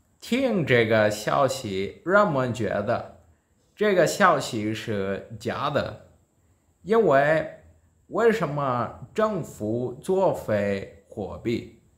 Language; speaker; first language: Chinese; non-native, learner; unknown